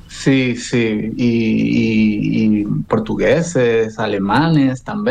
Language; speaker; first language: Catalan; non-native, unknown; Spanish